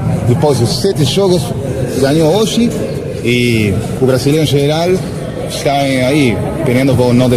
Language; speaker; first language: Portuguese; non-native, learner; Spanish